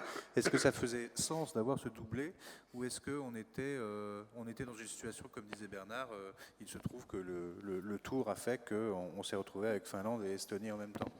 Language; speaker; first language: French; native; French